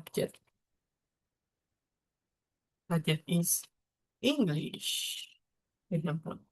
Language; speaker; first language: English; non-native, fluent; Spanish